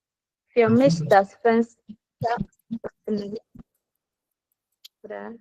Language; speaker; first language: German; non-native, learner; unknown